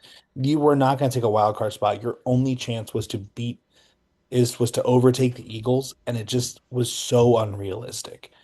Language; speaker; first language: English; native; English